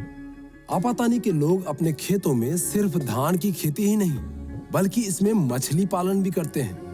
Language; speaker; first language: Hindi; native; Hindi